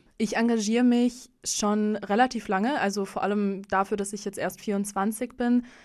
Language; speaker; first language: German; early bilingual, other home language; Russian